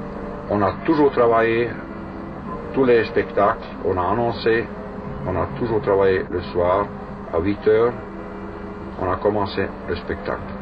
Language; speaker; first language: French; non-native, fluent; German